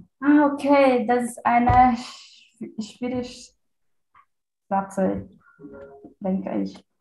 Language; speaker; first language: German; non-native, learner; Portuguese